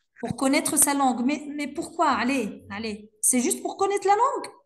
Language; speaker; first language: French; non-native, local second language; Arabic